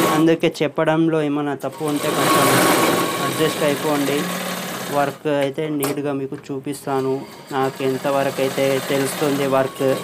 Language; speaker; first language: Telugu; non-native, local second language; Urdu